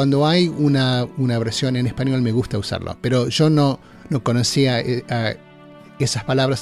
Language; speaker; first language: Spanish; native; Spanish